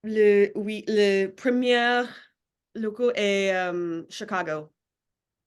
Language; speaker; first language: French; non-native, learner; English